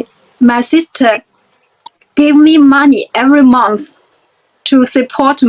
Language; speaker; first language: English; non-native, fluent; Chinese